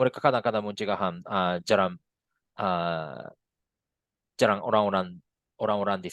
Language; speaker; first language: Indonesian; non-native, fluent; Japanese